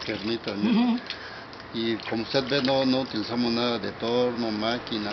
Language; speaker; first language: Spanish; native; Spanish